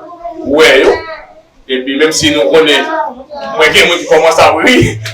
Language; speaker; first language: French; non-native, learner; Haitian Creole